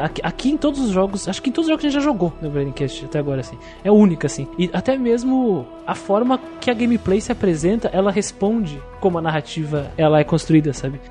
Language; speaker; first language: Portuguese; native; Portuguese